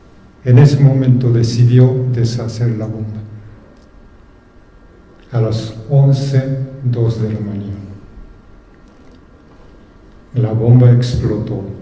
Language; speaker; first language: Spanish; non-native, fluent; Japanese